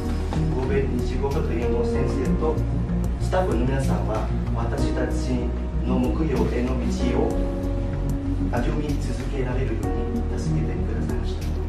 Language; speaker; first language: Japanese; non-native, fluent; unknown